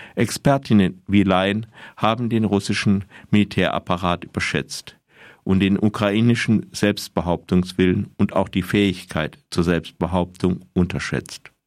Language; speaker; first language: German; native; German